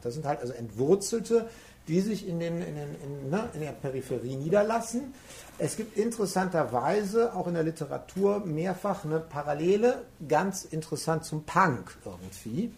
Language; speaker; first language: German; native; German